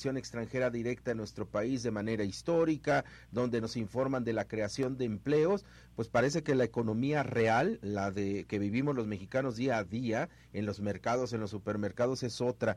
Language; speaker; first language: Spanish; native; Spanish